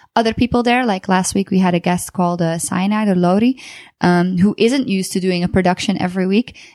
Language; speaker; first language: English; non-native, fluent; Dutch